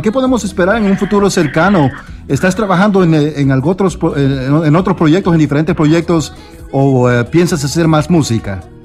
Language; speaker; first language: Spanish; native; Spanish